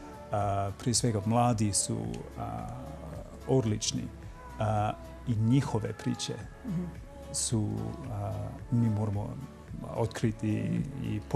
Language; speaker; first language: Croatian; non-native, fluent; English